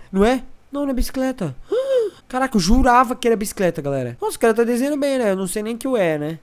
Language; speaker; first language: Portuguese; native; Portuguese